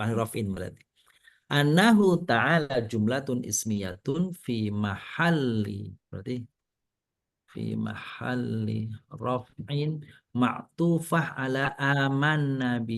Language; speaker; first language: Arabic; non-native, fluent; Indonesian